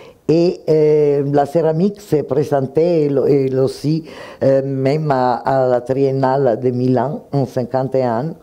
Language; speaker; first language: French; non-native, fluent; Italian